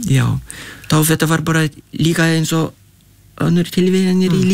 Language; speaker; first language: Icelandic; non-native, fluent; Lithuanian